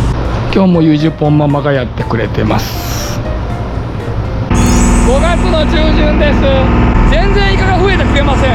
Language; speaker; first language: Japanese; native; Japanese